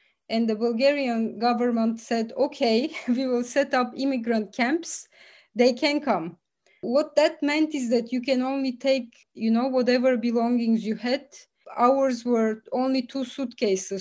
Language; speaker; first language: English; early bilingual, other home language; Bulgarian